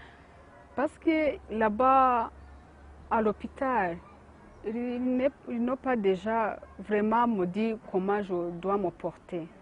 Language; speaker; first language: French; non-native, learner; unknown